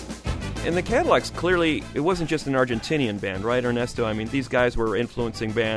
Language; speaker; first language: English; native; English